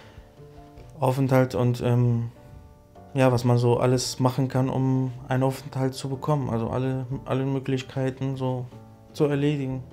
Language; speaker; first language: German; early bilingual, other home language; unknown